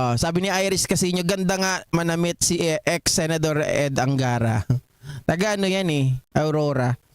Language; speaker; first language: Filipino; non-native, local second language; Iloko